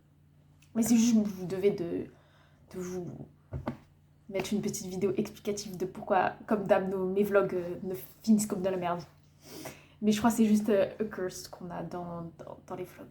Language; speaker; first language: French; native; French